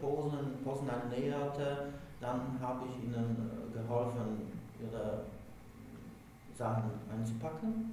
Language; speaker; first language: German; non-native, fluent; Polish